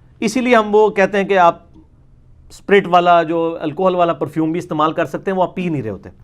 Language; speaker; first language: Urdu; non-native, local second language; Punjabi